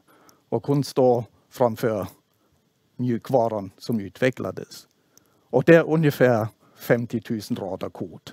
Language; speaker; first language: Swedish; non-native, fluent; German